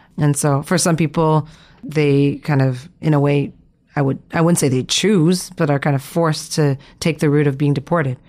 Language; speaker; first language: English; early bilingual, other home language; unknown